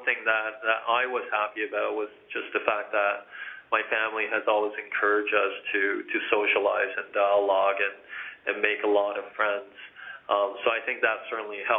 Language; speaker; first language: English; early bilingual, other home language; Chinese